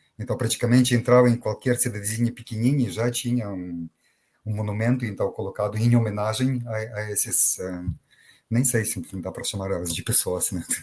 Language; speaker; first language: Portuguese; non-native, fluent; Ukrainian